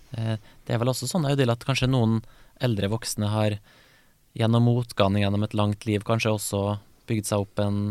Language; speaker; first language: Norwegian; native; Norwegian